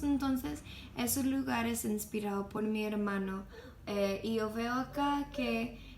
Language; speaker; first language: Spanish; non-native, learner; English